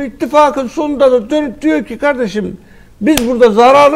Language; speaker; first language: Turkish; native; Turkish